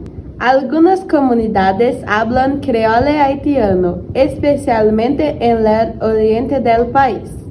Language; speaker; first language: Spanish; non-native, learner; Portuguese